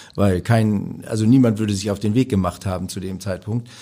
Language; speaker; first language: German; native; German